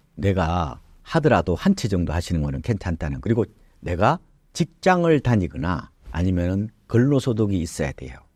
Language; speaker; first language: Korean; native; Korean